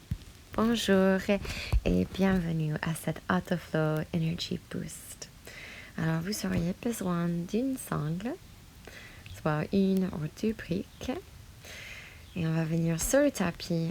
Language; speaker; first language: French; non-native, fluent; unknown